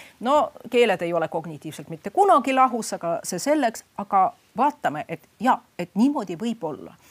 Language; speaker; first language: Estonian; non-native, fluent; Russian